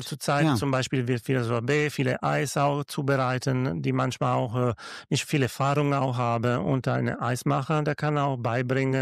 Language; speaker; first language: German; non-native, learner; Italian